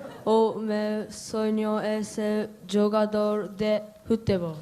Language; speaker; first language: Portuguese; non-native, learner; Japanese